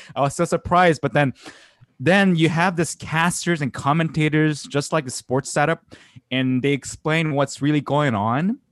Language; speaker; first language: English; non-native, fluent; Korean